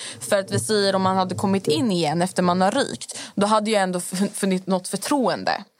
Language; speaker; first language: Swedish; early bilingual, other home language; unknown